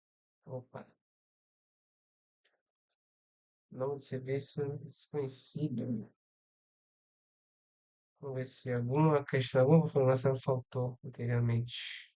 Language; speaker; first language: Portuguese; native; Portuguese